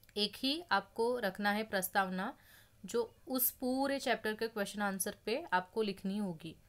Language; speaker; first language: Hindi; non-native, local second language; Marathi